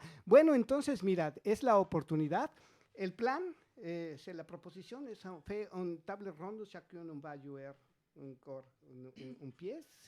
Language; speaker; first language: Spanish; native; Spanish